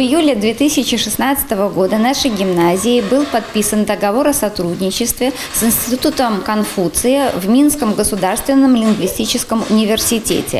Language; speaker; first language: Russian; native; Russian